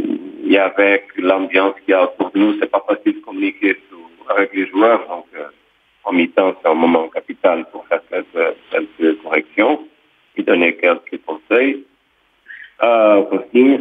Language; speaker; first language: French; non-native, fluent; Portuguese